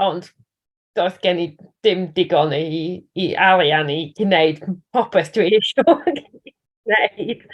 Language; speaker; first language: Welsh; non-native, learner; English